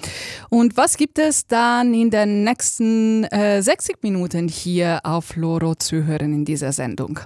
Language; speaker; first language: German; native; German